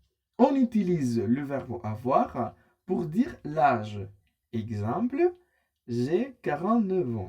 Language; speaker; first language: French; non-native, fluent; Spanish